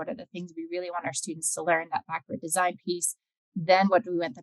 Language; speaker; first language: English; native; English